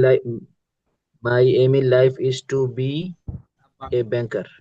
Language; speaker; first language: English; non-native, learner; Bangla